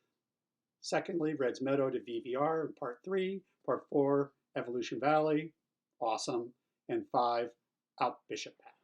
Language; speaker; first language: English; native; English